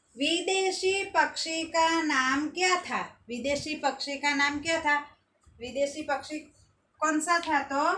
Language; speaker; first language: Hindi; non-native, local second language; Gujarati